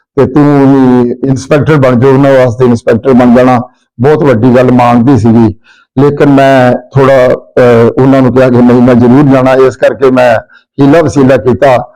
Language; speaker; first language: Punjabi; native; Punjabi